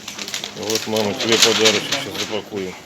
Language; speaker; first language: Russian; native; Russian